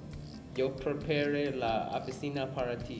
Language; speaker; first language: Spanish; non-native, learner; English